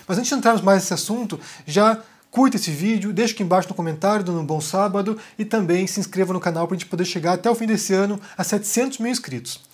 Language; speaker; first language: Portuguese; native; Portuguese